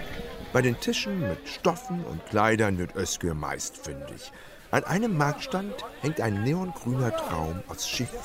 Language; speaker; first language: German; native; German